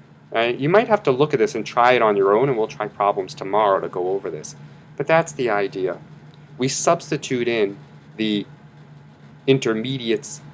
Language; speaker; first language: English; native; English